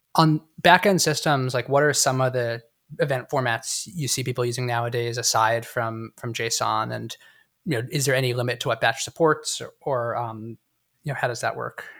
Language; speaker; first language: English; native; English